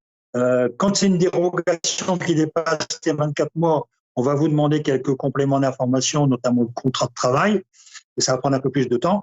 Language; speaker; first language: French; native; French